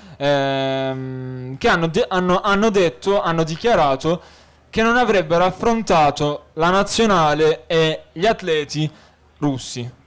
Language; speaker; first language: Italian; early bilingual, other home language; Arabic